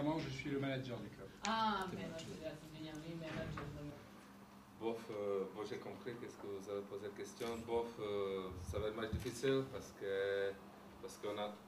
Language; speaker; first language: French; non-native, fluent; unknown